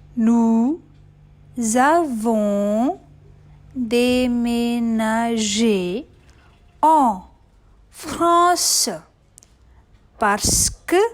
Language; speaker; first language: French; non-native, fluent; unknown